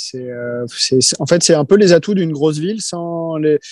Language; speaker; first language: French; native; French